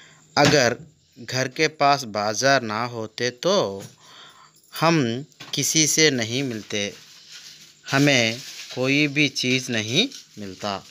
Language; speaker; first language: Hindi; non-native, local second language; Telugu